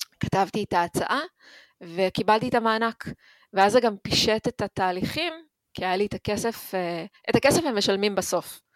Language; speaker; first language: Hebrew; native; Hebrew